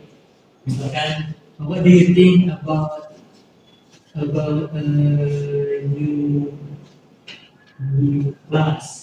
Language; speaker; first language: English; non-native, learner; Indonesian